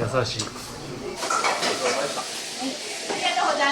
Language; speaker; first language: Japanese; native; Japanese